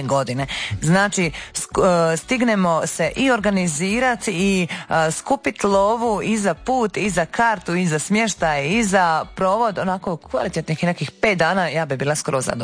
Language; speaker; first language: Serbian; native; Serbian